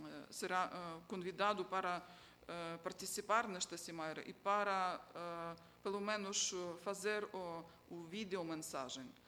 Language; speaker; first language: Portuguese; non-native, fluent; Ukrainian